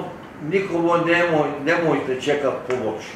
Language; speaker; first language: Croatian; early bilingual, heritage; Turkish